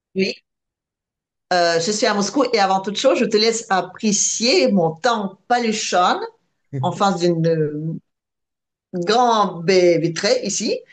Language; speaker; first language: French; non-native, fluent; Russian